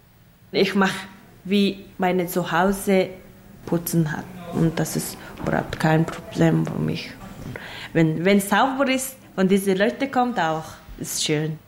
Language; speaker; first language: German; non-native, learner; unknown